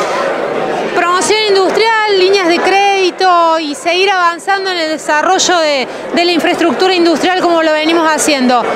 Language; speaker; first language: Spanish; native; Spanish